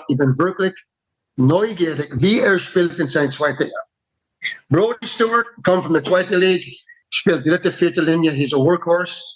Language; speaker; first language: German; non-native, learner; English